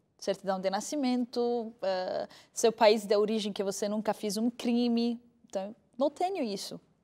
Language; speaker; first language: Portuguese; non-native, fluent; Arabic